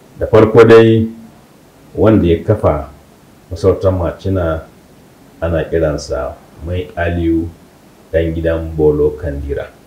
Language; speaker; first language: Hausa; non-native, local second language; Kanuri